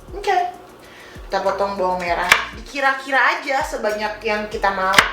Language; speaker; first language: Indonesian; native; Indonesian